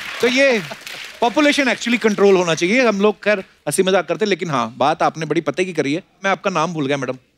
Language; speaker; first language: Hindi; native; Hindi